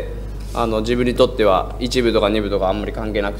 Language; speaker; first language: Japanese; native; Japanese